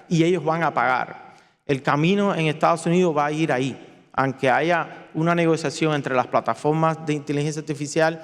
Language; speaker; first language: Spanish; native; Spanish